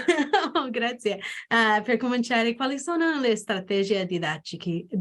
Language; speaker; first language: Italian; non-native, learner; English